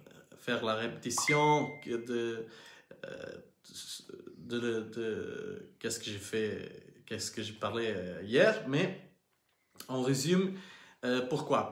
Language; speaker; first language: French; non-native, learner; Portuguese